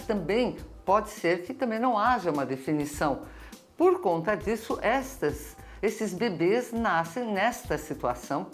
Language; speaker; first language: Portuguese; native; Portuguese